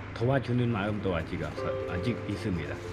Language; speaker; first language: Korean; non-native, learner; Khmer